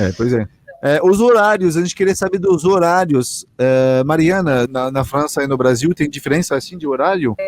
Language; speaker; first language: Portuguese; non-native, fluent; French